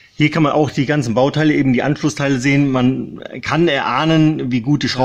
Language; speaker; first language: German; native; German